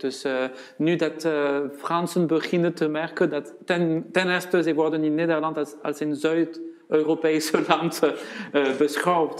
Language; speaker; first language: Dutch; non-native, fluent; French